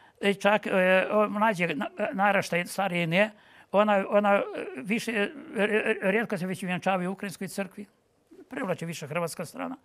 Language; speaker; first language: Bosnian; non-native, local second language; Ukrainian